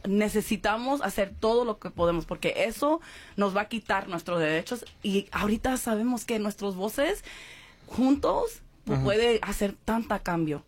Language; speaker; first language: Spanish; early bilingual, heritage; Spanish